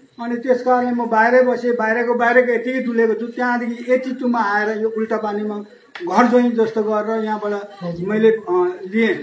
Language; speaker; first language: Nepali; native; Nepali